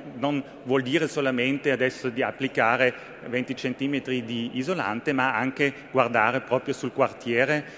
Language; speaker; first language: Italian; non-native, fluent; German